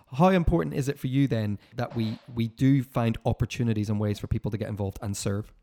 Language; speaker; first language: English; native; English